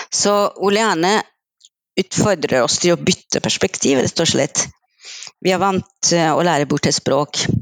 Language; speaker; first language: Norwegian; non-native, fluent; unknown